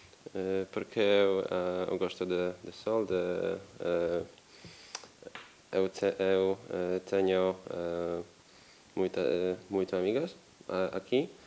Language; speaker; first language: Portuguese; non-native, learner; Polish